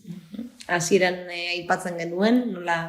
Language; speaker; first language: Basque; native; Basque